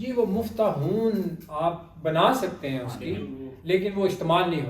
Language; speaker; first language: Urdu; native; Urdu